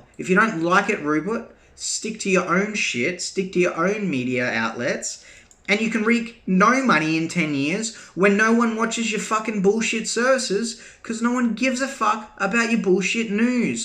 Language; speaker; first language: English; native; English